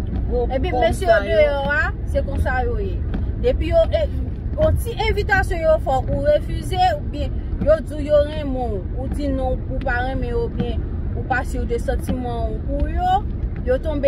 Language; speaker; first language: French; non-native, local second language; Haitian Creole